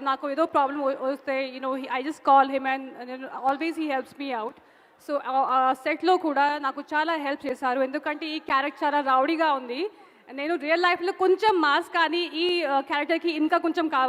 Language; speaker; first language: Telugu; non-native, fluent; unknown